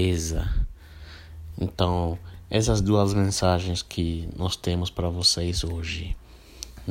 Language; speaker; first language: Portuguese; non-native, fluent; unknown